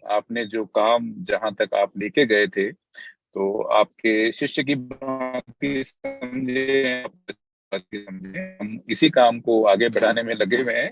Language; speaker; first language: Hindi; native; Hindi